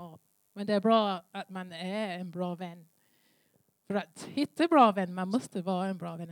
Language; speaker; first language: Swedish; non-native, learner; English